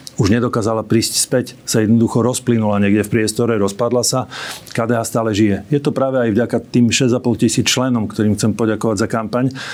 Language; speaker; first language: Slovak; native; Slovak